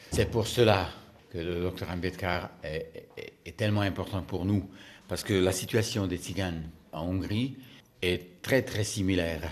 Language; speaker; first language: French; non-native, fluent; Hungarian